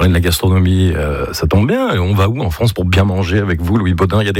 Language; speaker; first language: French; native; French